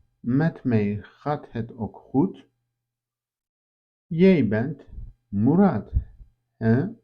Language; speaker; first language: Dutch; non-native, fluent; Turkish